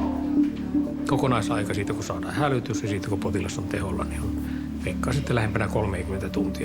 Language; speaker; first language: Finnish; native; Finnish